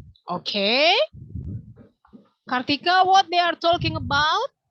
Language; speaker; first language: English; non-native, learner; Indonesian